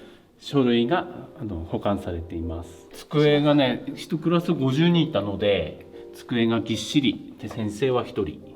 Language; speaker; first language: Japanese; native; Japanese